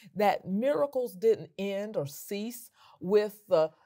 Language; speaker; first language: English; native; English